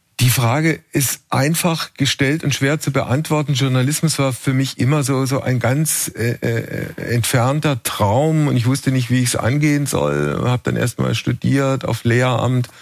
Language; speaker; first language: German; native; German